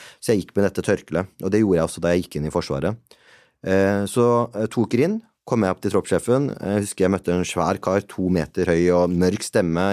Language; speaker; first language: Norwegian; early bilingual, other home language; Punjabi